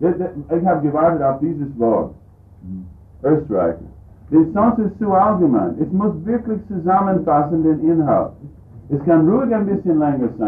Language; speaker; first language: German; non-native, fluent; English